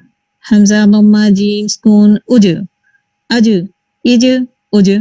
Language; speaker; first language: Arabic; non-native, learner; Urdu